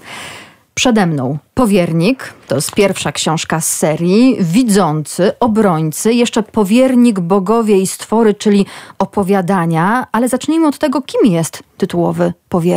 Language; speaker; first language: Polish; native; Polish